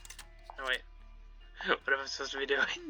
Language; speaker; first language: English; native; English